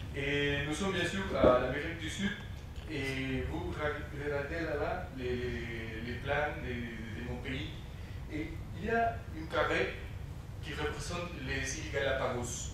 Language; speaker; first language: French; non-native, fluent; Spanish